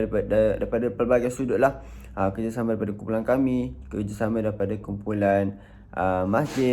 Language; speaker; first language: Malay; native; Malay